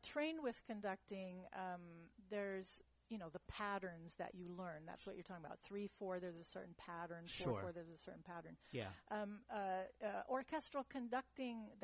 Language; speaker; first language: English; early bilingual, other home language; German